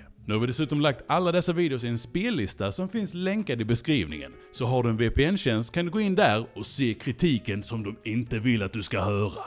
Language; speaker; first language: Swedish; native; Swedish